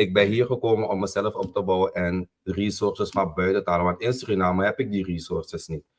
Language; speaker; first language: Dutch; native; Dutch